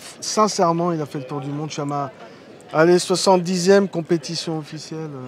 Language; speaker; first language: French; early bilingual, other home language; Riffian